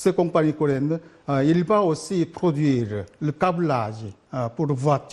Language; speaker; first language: French; non-native, learner; Korean